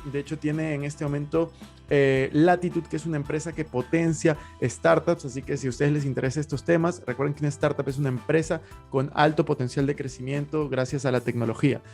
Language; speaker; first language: Spanish; native; Spanish